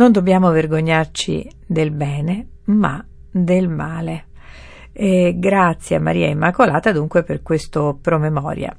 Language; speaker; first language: Italian; native; Italian